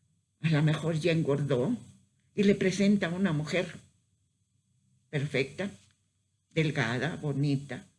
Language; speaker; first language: Spanish; native; Spanish